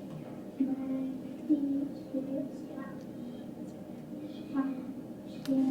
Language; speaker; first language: Chinese; non-native, learner; English